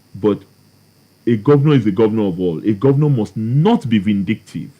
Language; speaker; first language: English; non-native, local second language; Yoruba